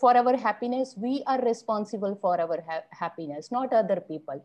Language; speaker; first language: English; non-native, local second language; Punjabi